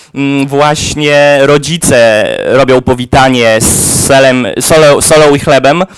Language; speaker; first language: Polish; native; Polish